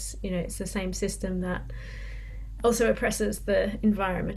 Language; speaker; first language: English; native; English